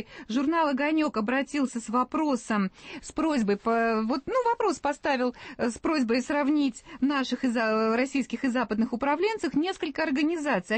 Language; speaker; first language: Russian; native; Russian